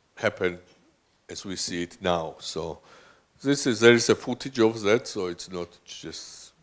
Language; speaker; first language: English; non-native, fluent; Georgian